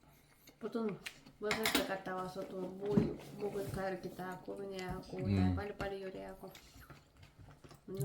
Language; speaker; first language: Korean; non-native, learner; Russian